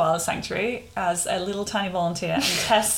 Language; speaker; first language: English; native; English